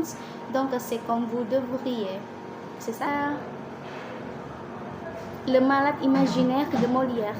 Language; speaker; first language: French; non-native, learner; Indonesian